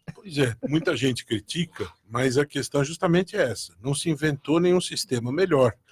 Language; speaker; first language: Portuguese; native; Portuguese